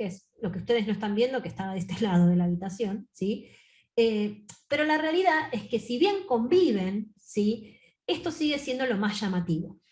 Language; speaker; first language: Spanish; native; Spanish